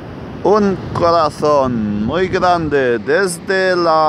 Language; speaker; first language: Spanish; non-native, fluent; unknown